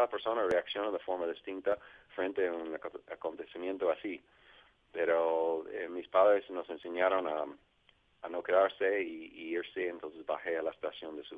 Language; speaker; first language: Spanish; non-native, fluent; English